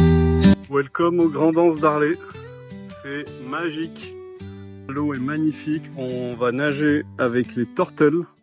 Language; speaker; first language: French; native; French